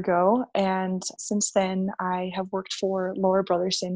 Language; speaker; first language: English; native; English